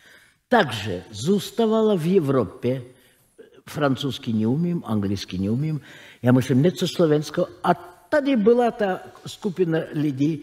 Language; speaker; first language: Czech; non-native, fluent; Russian